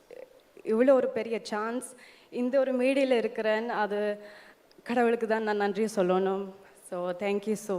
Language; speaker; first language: Tamil; early bilingual, heritage; Tamil